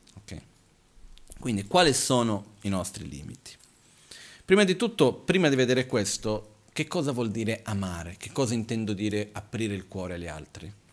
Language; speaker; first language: Italian; non-native, fluent; Portuguese